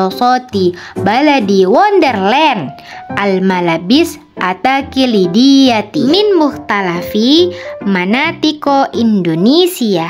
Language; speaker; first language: Arabic; non-native, learner; Indonesian